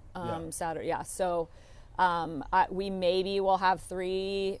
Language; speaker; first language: English; native; English